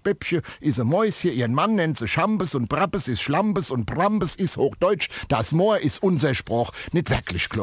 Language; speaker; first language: German; native; German